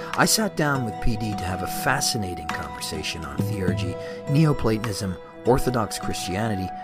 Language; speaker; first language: English; native; English